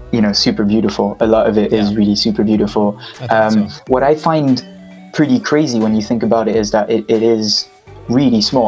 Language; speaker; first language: English; non-native, fluent; French